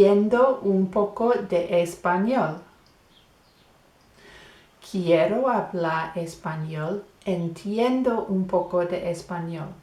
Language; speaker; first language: Spanish; non-native, fluent; English